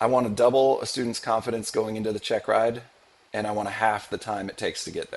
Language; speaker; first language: English; native; English